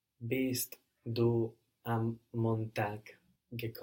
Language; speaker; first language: German; non-native, learner; English